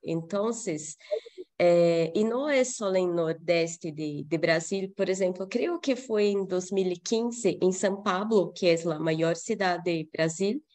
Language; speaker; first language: Spanish; non-native, fluent; Portuguese